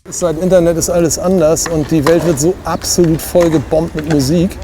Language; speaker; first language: German; native; German